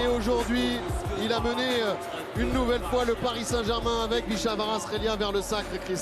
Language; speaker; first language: French; native; French